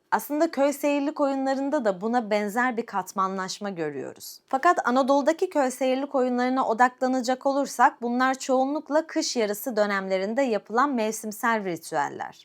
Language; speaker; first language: Turkish; native; Turkish